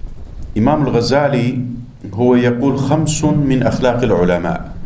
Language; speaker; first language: Arabic; non-native, fluent; Turkish